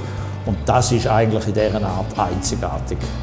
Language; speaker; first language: German; native; German